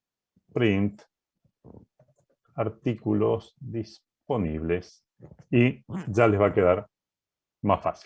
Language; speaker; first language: Spanish; native; Spanish